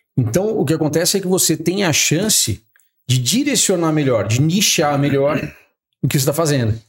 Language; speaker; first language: Portuguese; native; Portuguese